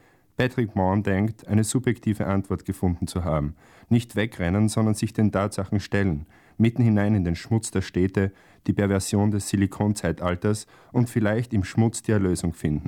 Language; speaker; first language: German; native; German